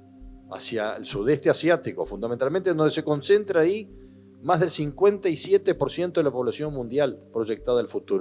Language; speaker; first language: Spanish; native; Spanish